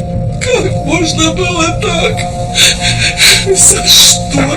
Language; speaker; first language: Russian; native; Russian